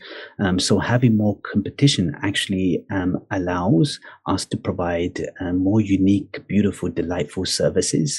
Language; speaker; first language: English; native; English